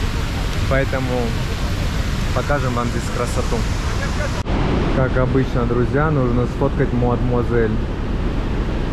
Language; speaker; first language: Russian; native; Russian